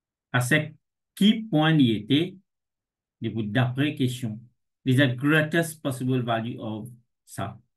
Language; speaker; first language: French; non-native, local second language; Morisyen